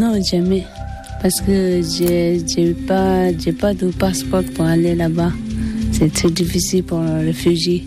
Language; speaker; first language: French; non-native, learner; Tibetan